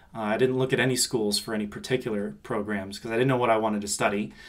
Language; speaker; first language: English; native; English